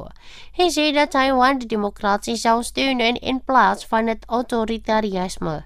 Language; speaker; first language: Dutch; non-native, fluent; Indonesian